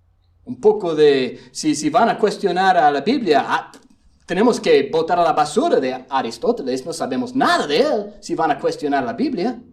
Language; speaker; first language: Spanish; non-native, fluent; English